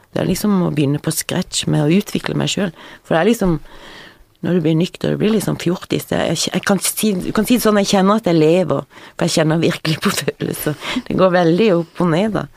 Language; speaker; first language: Norwegian; native; Norwegian